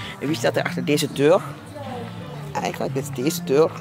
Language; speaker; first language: Dutch; native; Dutch